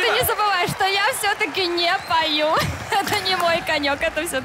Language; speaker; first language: Russian; native; Russian